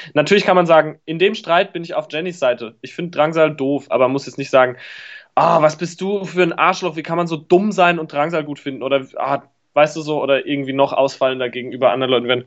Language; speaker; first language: German; native; German